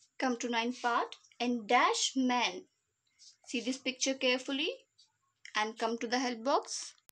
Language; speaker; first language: English; non-native, local second language; Hindi